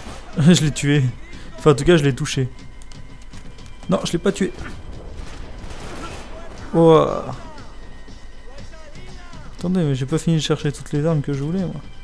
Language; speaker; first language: French; native; French